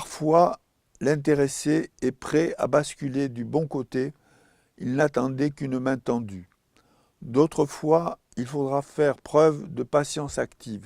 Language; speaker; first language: French; native; French